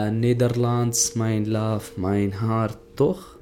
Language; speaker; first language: Dutch; non-native, learner; Arabic